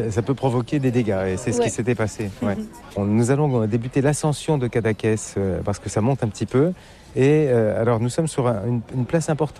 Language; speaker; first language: French; native; French